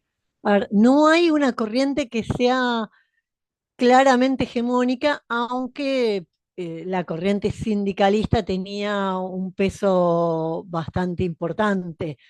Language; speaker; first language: Spanish; native; Spanish